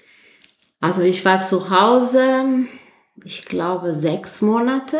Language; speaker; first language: German; non-native, fluent; Portuguese